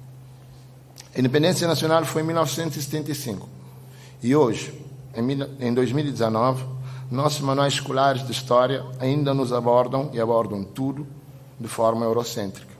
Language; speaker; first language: Portuguese; non-native, local second language; Kabuverdianu